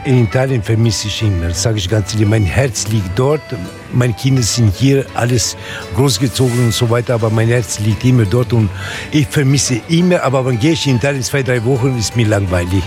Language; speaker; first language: German; non-native, learner; Italian